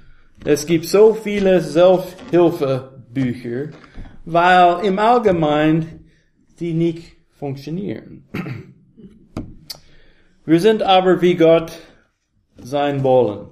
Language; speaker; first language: German; non-native, learner; English